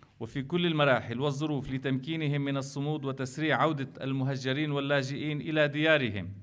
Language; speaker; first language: Arabic; native; Arabic